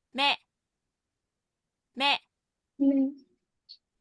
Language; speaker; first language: Japanese; non-native, learner; Filipino